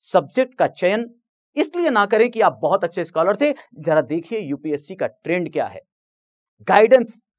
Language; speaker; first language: Hindi; native; Hindi